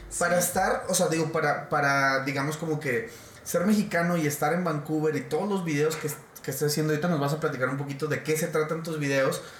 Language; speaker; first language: Spanish; native; Spanish